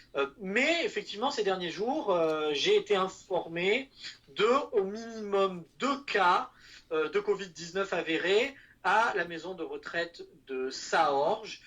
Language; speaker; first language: French; native; French